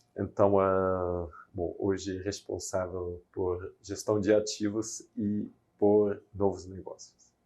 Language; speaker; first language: Portuguese; non-native, fluent; Dutch